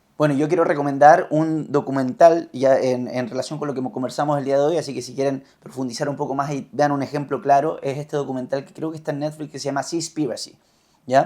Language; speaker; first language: Spanish; native; Spanish